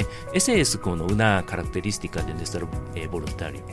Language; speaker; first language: Spanish; non-native, learner; Japanese